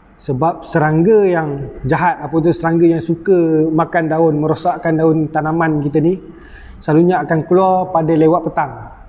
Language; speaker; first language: Malay; native; Malay